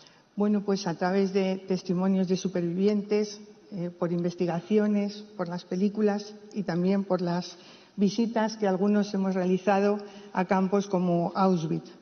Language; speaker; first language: Spanish; native; Spanish